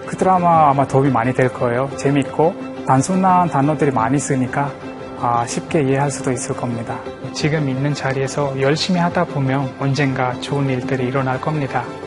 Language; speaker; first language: Korean; non-native, fluent; Sinhala